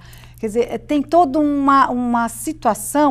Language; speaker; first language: Portuguese; native; Portuguese